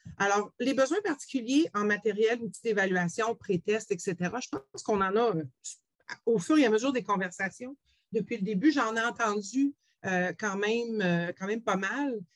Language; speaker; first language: French; native; French